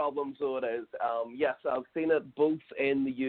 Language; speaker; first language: English; native; English